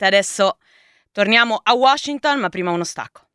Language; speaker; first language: Italian; native; Italian